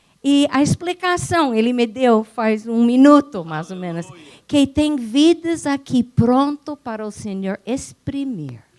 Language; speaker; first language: Portuguese; non-native, fluent; English